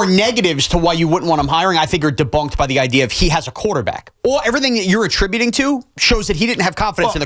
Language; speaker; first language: English; native; English